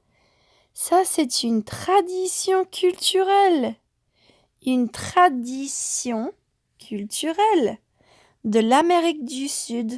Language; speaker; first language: French; non-native, fluent; Spanish